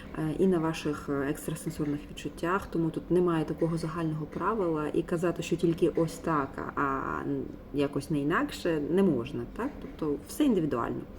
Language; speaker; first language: Ukrainian; non-native, local second language; Russian